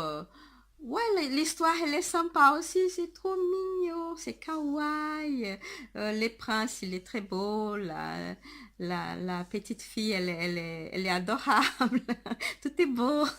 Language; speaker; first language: French; non-native, fluent; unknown